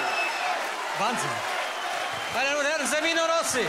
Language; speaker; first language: German; native; German